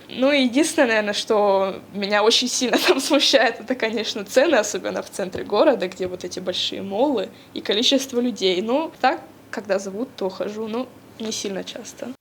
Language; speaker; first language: Russian; native; Russian